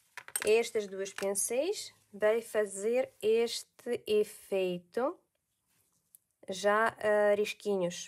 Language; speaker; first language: Portuguese; non-native, learner; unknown